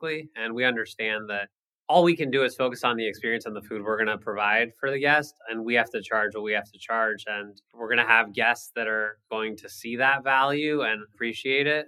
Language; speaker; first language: English; native; English